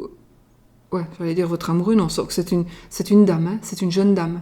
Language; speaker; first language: French; native; French